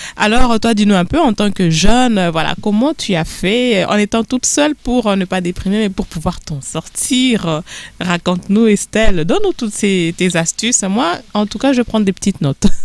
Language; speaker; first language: French; native; French